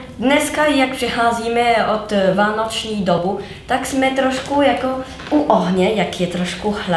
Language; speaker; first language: Czech; non-native, fluent; French